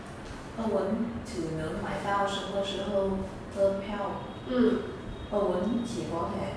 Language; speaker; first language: Chinese; non-native, learner; Vietnamese